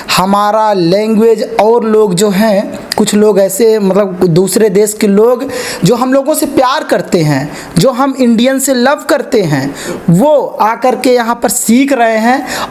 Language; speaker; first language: Hindi; native; Hindi